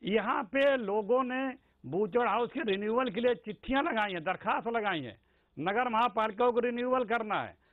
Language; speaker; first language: Hindi; native; Hindi